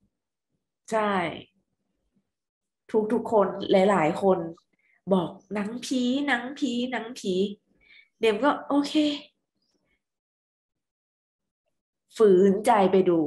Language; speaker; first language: Thai; native; Thai